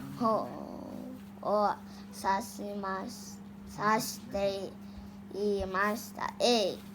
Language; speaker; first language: Japanese; non-native, learner; Thai